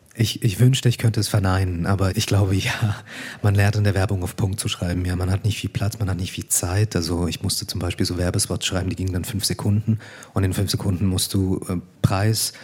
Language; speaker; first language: German; native; German